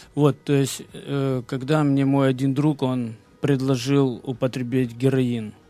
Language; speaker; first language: Russian; native; Russian